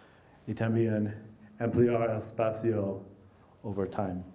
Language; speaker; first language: Spanish; non-native, learner; English